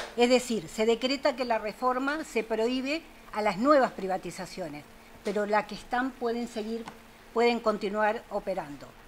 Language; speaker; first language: Spanish; native; Spanish